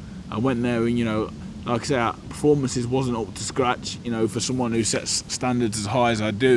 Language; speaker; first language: English; native; English